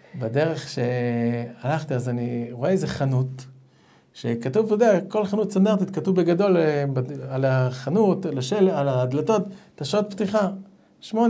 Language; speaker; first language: Hebrew; native; Hebrew